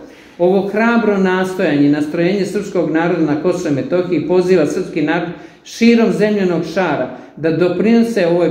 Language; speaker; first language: Serbian; native; Serbian